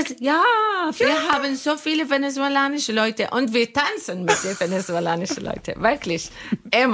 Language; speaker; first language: German; non-native, learner; Arabic